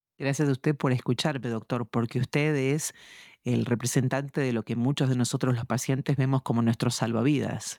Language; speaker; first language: Spanish; native; Spanish